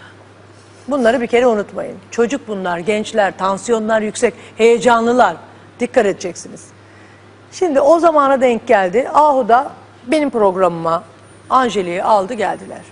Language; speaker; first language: Turkish; native; Turkish